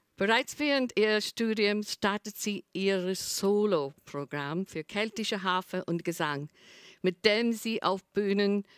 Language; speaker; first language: German; non-native, learner; English